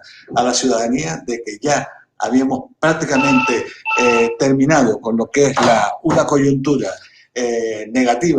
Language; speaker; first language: Spanish; native; Spanish